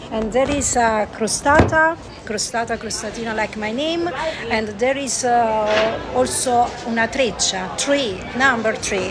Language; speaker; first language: English; non-native, learner; Italian